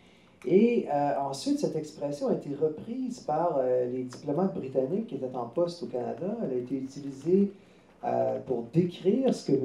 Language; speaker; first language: French; native; French